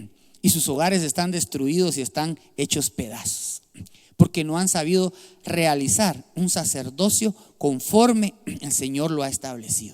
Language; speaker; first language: Spanish; native; Spanish